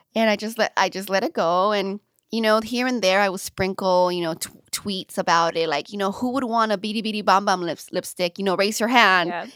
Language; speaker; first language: English; native; English